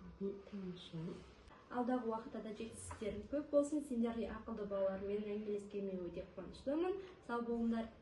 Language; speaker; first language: Kazakh; native; Kazakh